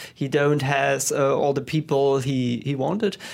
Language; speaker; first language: English; non-native, fluent; German